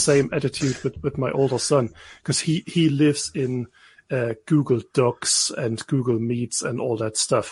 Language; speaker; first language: English; non-native, fluent; German